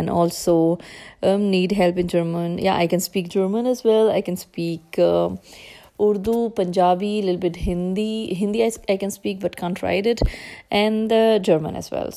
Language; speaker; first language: English; non-native, local second language; Urdu